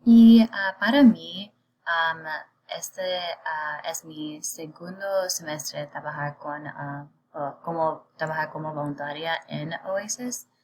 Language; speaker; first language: Spanish; non-native, learner; English